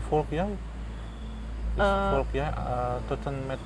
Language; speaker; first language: Dutch; non-native, learner; Indonesian